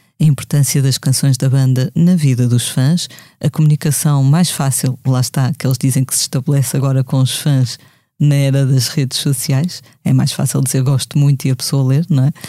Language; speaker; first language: Portuguese; native; Portuguese